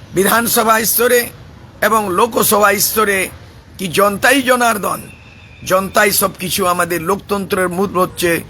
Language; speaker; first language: Bangla; non-native, local second language; Santali